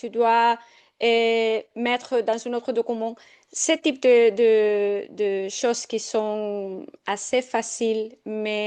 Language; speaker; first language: French; non-native, fluent; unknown